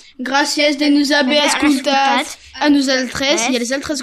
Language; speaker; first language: Catalan; native; Catalan